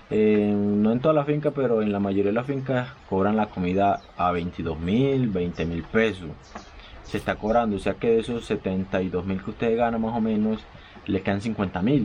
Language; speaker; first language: Spanish; native; Spanish